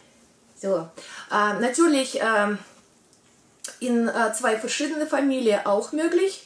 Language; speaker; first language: German; non-native, learner; Russian